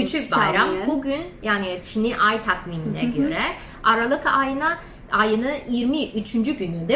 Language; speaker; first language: Turkish; non-native, fluent; Chinese